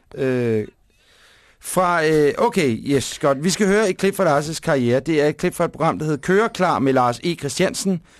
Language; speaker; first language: Danish; native; Danish